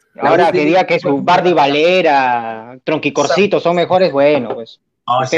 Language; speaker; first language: Spanish; native; Spanish